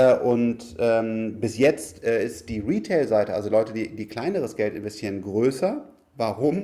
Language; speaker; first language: German; native; German